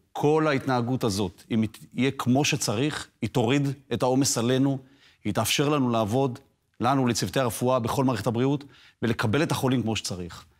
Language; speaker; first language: Hebrew; native; Hebrew